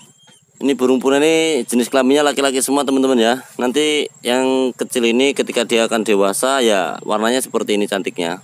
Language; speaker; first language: Malay; native; Malay